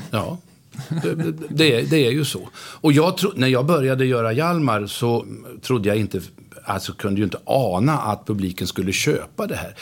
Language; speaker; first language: Swedish; native; Swedish